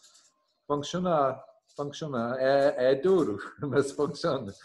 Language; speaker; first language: Portuguese; non-native, learner; English